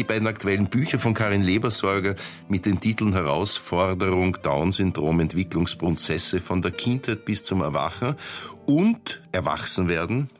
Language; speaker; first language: German; native; German